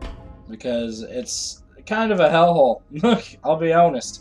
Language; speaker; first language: English; native; English